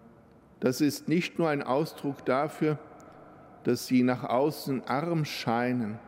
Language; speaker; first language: German; native; German